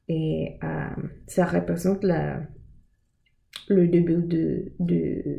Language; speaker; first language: French; non-native, learner; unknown